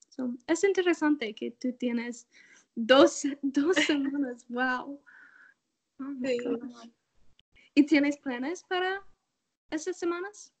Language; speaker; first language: Spanish; non-native, learner; English